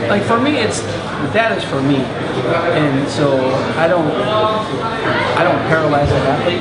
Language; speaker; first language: English; native; English